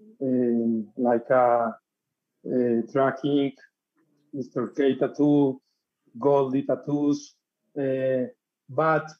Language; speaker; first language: English; non-native, learner; Spanish